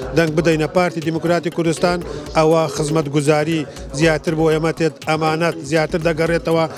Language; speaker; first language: Central Kurdish; non-native, local second language; Kurdish